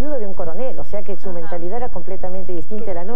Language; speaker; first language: Spanish; native; Spanish